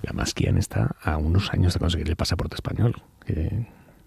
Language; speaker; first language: Spanish; native; Spanish